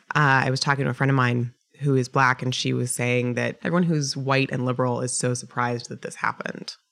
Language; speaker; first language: English; native; English